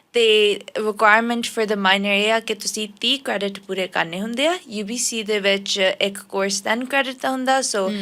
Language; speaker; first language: Punjabi; early bilingual, heritage; Punjabi